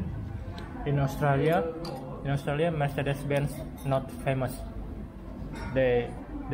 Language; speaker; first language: English; non-native, learner; Indonesian